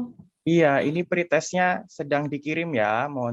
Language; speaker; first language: Indonesian; native; Indonesian